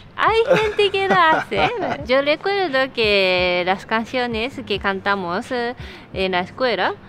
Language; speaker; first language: Spanish; non-native, fluent; Japanese